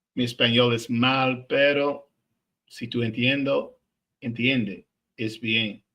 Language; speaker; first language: Spanish; non-native, learner; English